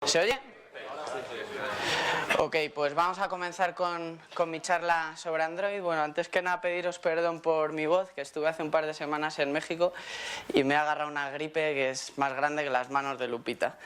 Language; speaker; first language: Spanish; native; Spanish